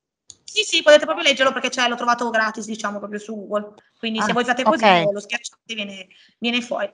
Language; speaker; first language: Italian; native; Italian